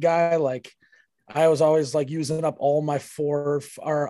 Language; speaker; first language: English; native; English